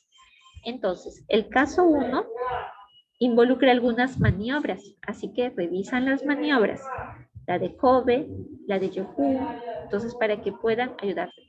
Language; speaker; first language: Spanish; native; Spanish